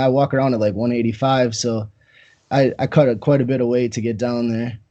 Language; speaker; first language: English; native; English